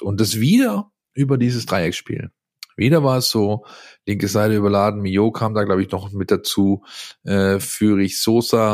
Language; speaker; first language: German; native; German